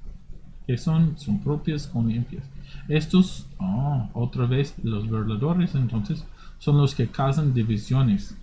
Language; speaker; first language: Spanish; non-native, fluent; English